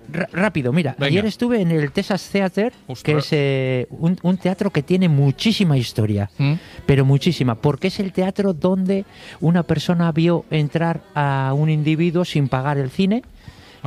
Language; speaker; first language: Spanish; native; Spanish